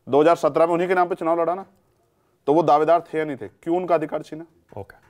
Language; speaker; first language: Hindi; native; Hindi